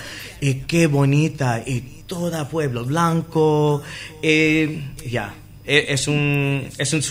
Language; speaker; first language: Spanish; non-native, learner; English